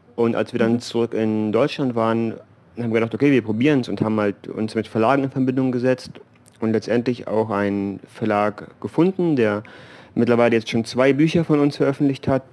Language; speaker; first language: German; native; German